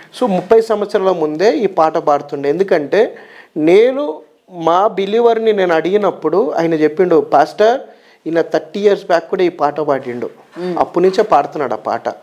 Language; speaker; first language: Telugu; native; Telugu